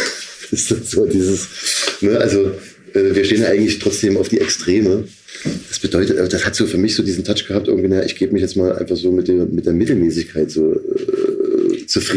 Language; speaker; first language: German; native; German